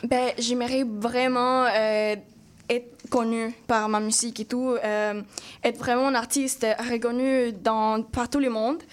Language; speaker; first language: French; non-native, fluent; Spanish